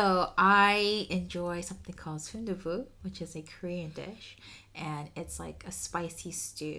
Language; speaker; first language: English; early bilingual, other home language; Spanish